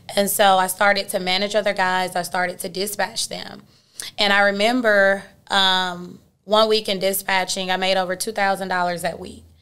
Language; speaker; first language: English; native; English